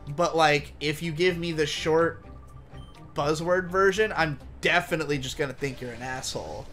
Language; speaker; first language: English; native; English